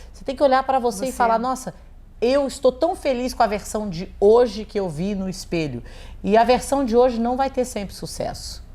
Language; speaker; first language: Portuguese; native; Portuguese